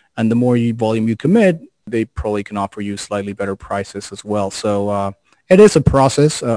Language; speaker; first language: English; non-native, fluent; Spanish